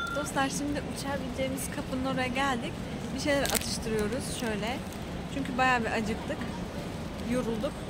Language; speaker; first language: Turkish; native; Turkish